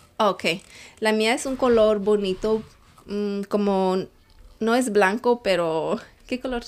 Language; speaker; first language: Spanish; early bilingual, heritage; Spanish